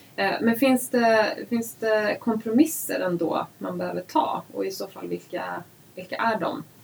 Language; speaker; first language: Swedish; native; Swedish